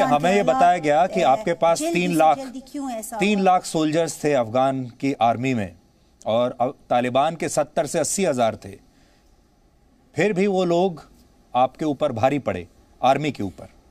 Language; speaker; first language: Hindi; native; Hindi